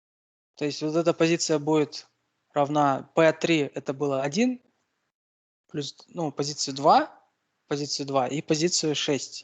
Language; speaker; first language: Russian; native; Russian